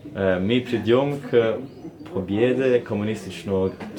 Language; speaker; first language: Russian; non-native, learner; Swedish